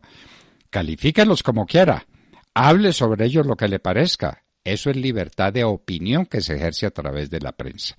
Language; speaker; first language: Spanish; native; Spanish